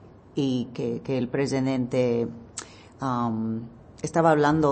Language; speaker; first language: Spanish; early bilingual, heritage; English